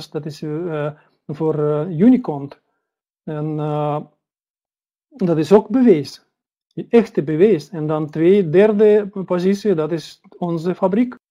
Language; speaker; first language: Dutch; non-native, learner; Russian